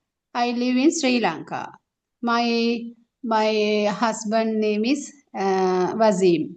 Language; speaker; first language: English; non-native, learner; Tamil